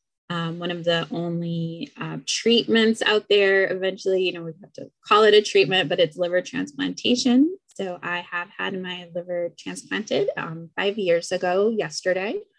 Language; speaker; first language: English; early bilingual, other home language; Spanish